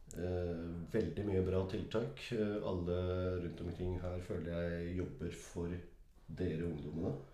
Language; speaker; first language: Norwegian; early bilingual, other home language; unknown